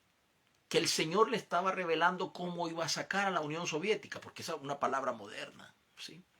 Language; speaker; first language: Spanish; native; Spanish